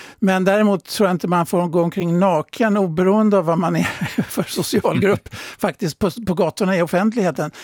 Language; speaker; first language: Swedish; native; Swedish